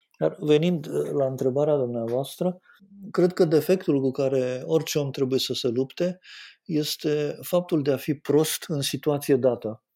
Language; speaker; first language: Romanian; native; Romanian